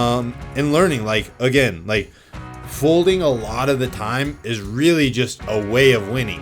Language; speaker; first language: English; native; English